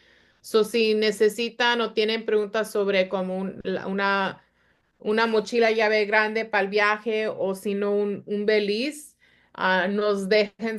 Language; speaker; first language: Spanish; early bilingual, other home language; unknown